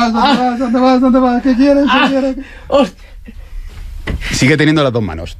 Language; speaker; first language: Spanish; native; Spanish